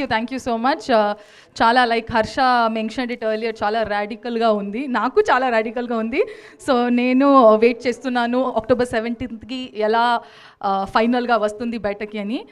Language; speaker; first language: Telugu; non-native, learner; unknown